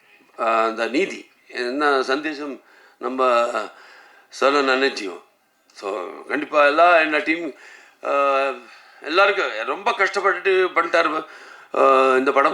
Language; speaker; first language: Tamil; non-native, local second language; Telugu